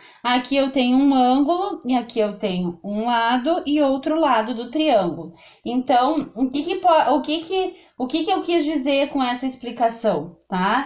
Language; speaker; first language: Portuguese; native; Portuguese